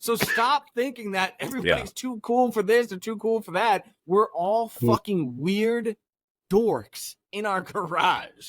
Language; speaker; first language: English; native; English